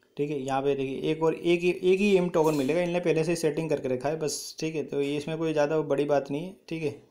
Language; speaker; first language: Hindi; native; Hindi